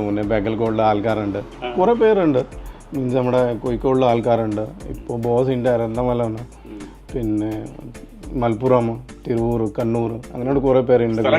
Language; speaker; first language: Malayalam; non-native, fluent; Punjabi